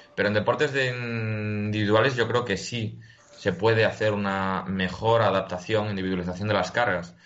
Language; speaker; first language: Spanish; native; Spanish